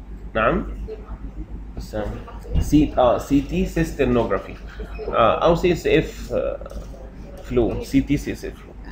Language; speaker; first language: Arabic; native; Arabic